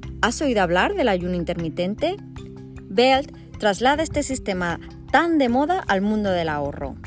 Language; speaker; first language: Spanish; native; Spanish